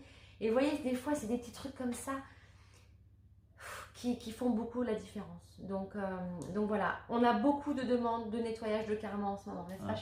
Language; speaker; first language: French; native; French